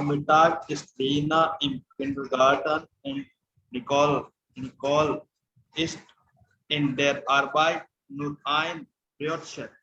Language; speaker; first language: German; non-native, learner; Hindi